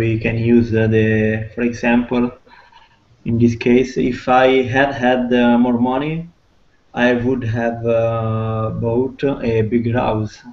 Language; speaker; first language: English; non-native, fluent; Italian